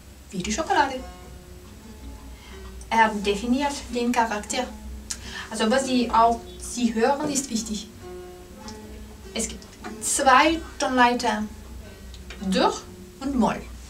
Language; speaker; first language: German; non-native, learner; Turkish